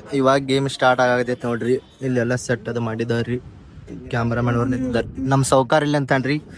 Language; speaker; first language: Kannada; native; Kannada